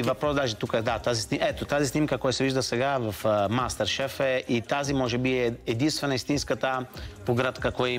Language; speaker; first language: Bulgarian; non-native, fluent; Italian